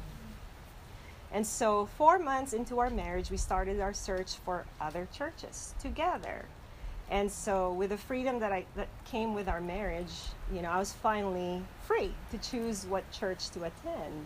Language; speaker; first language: English; non-native, local second language; Filipino